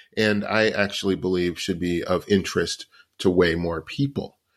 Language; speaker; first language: English; native; English